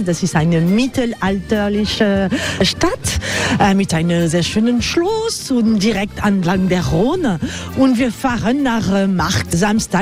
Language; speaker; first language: German; non-native, learner; French